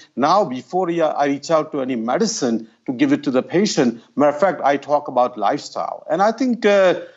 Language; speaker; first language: English; non-native, local second language; Gujarati